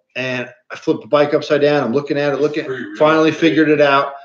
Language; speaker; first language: English; native; English